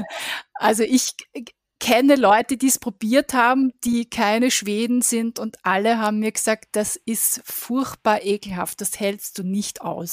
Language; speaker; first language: German; native; German